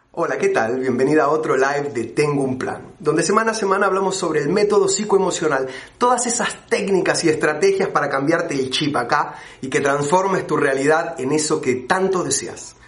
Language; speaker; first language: Spanish; native; Spanish